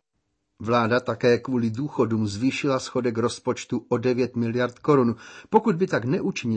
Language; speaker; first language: Czech; native; Czech